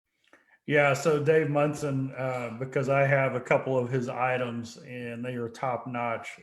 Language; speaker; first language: English; native; English